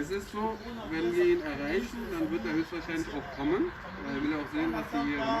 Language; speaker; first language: German; native; German